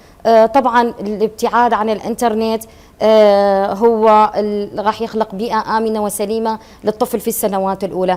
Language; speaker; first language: Arabic; native; Arabic